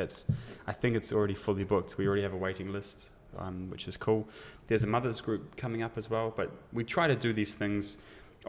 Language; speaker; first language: English; native; English